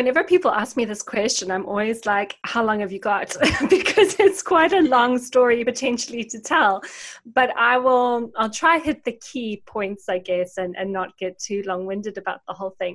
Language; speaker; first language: English; native; English